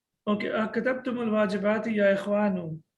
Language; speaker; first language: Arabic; non-native, fluent; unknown